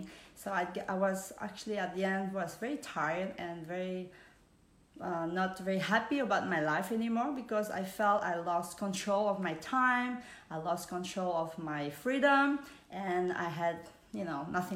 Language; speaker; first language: English; non-native, fluent; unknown